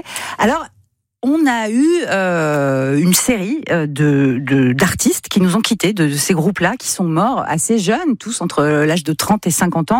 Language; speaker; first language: French; native; French